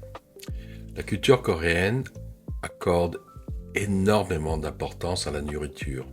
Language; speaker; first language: French; non-native, fluent; Korean